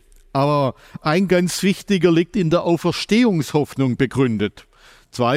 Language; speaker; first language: German; native; German